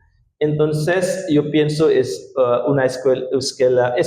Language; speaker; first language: Spanish; non-native, learner; Indonesian